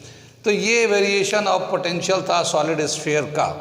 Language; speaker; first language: Hindi; native; Hindi